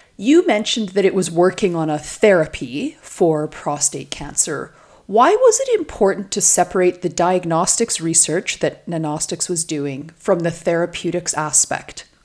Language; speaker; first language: English; native; English